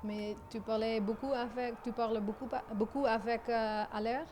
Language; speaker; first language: French; non-native, learner; Dutch